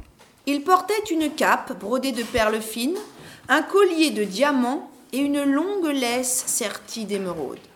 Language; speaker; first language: French; native; French